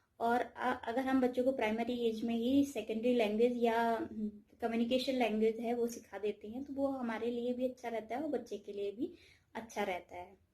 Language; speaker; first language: Hindi; native; Hindi